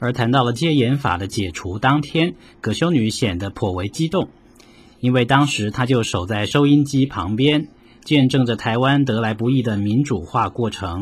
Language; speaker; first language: Chinese; native; Chinese